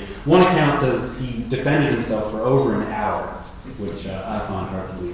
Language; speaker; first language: English; native; English